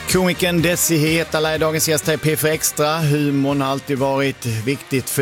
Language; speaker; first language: Swedish; native; Swedish